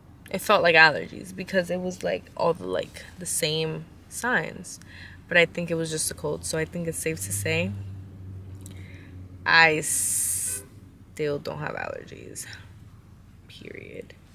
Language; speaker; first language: English; early bilingual, other home language; Spanish